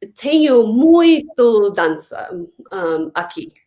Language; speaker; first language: Portuguese; non-native, learner; English